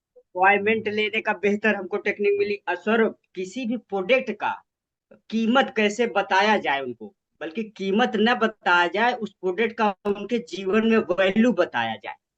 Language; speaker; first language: Hindi; native; Hindi